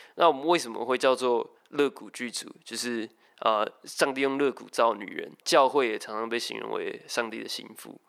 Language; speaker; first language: Chinese; native; Chinese